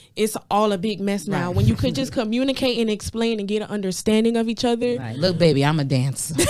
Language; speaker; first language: English; native; English